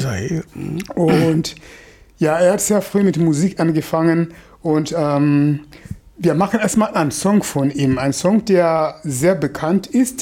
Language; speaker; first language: German; non-native, fluent; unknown